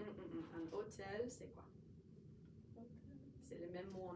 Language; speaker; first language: French; non-native, fluent; English